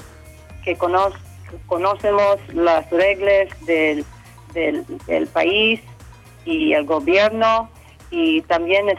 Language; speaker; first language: Spanish; early bilingual, heritage; English